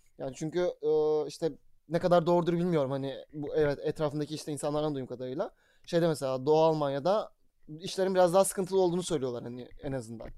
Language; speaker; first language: Turkish; native; Turkish